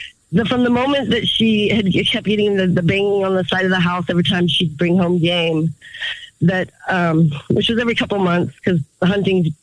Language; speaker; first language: English; native; English